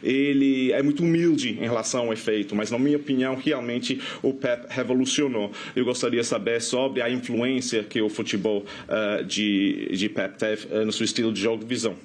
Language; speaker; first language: Portuguese; non-native, fluent; English